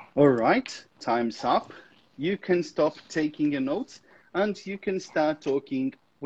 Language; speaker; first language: English; non-native, fluent; Portuguese